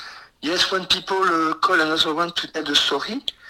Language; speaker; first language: English; non-native, learner; French